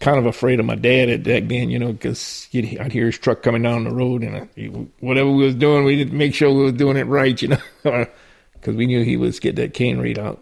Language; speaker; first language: English; native; English